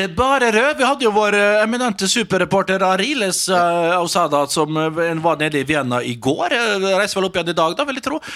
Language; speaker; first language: Norwegian; native; Norwegian